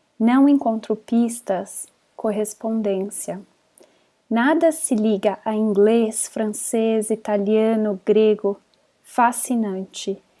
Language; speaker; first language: Portuguese; native; Portuguese